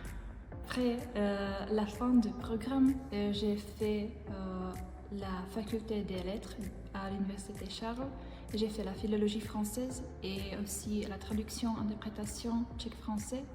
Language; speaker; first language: French; non-native, fluent; Czech